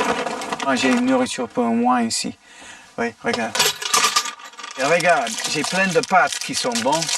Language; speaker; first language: French; non-native, fluent; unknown